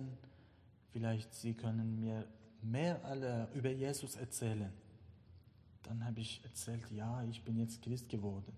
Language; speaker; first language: German; non-native, learner; Persian